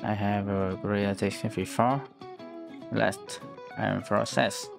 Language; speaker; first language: English; non-native, learner; Vietnamese